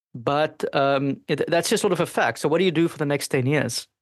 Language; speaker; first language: English; non-native, local second language; Afrikaans